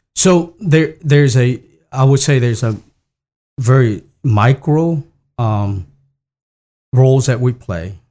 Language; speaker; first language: English; non-native, fluent; Korean